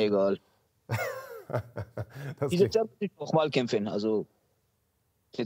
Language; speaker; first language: German; non-native, learner; Georgian